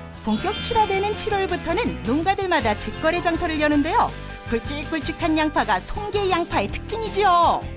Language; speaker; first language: Korean; native; Korean